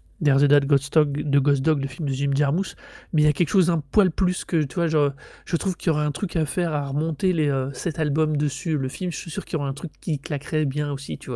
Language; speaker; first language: French; native; French